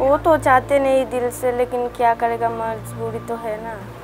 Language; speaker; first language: Hindi; non-native, local second language; Bangla